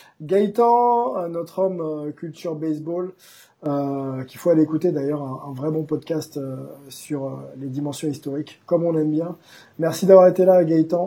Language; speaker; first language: French; native; French